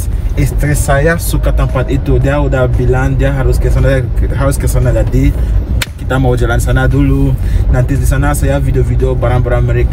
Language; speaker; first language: Indonesian; non-native, learner; English